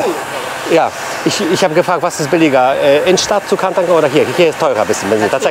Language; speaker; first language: German; non-native, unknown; Polish